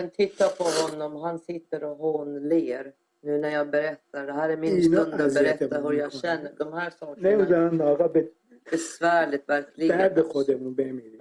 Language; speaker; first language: Swedish; non-native, fluent; Persian